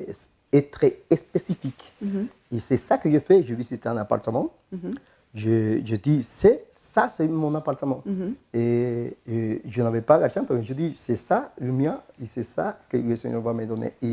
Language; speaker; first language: French; non-native, fluent; Spanish